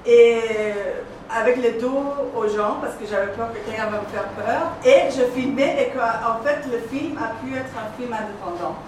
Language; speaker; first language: French; non-native, fluent; Persian